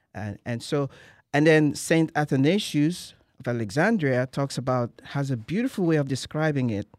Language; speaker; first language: English; non-native, local second language; Igbo